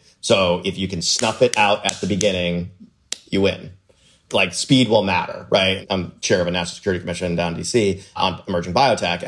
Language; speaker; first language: English; native; English